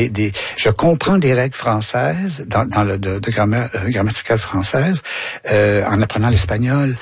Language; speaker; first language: French; native; French